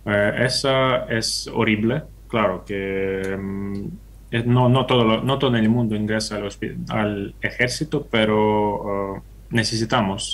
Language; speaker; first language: Spanish; non-native, fluent; Ukrainian